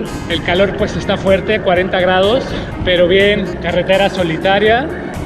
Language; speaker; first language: Spanish; native; Spanish